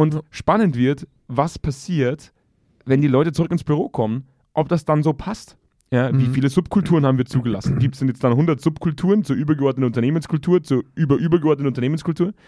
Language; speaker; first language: German; native; German